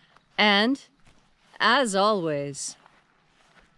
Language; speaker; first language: English; native; English